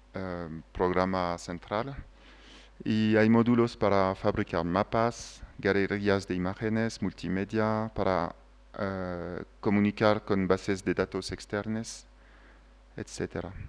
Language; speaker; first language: Spanish; non-native, fluent; French